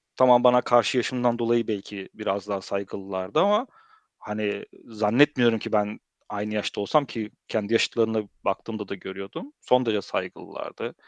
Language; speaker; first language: Turkish; early bilingual, heritage; Turkish